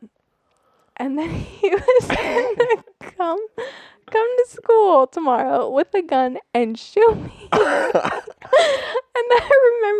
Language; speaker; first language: English; native; English